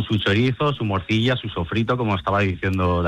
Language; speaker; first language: Spanish; native; Spanish